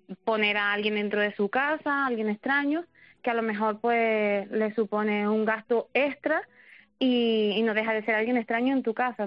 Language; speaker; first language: Spanish; native; Spanish